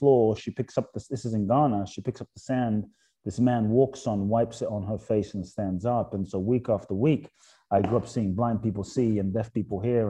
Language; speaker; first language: English; native; English